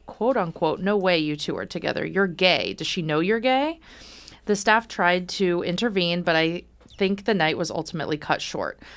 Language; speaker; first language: English; native; English